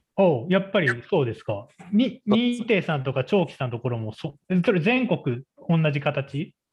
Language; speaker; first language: Japanese; native; Japanese